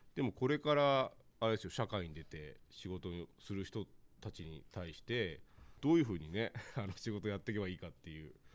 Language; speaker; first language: Japanese; native; Japanese